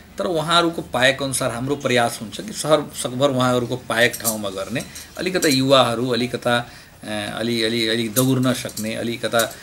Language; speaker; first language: Nepali; non-native, local second language; Bhojpuri